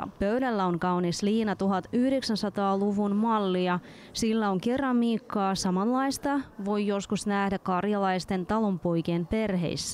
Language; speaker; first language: Finnish; non-native, local second language; Russian